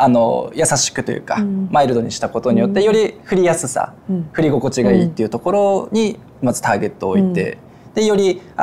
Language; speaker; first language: Japanese; native; Japanese